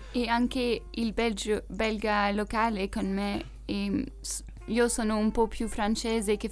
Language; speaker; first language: Italian; non-native, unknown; French